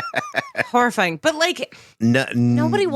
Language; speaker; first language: English; native; English